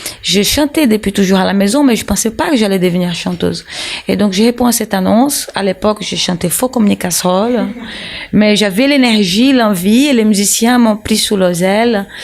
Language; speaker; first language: French; non-native, fluent; Portuguese